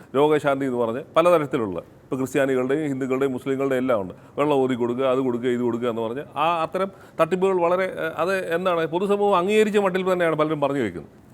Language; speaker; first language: Malayalam; native; Malayalam